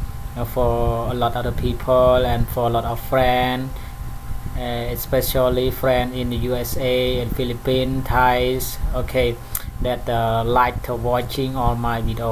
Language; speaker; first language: English; non-native, learner; Khmer